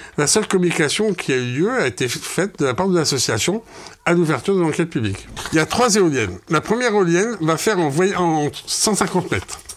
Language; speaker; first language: French; native; French